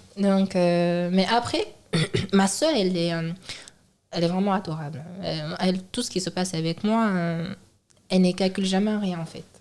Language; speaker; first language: French; non-native, fluent; Chinese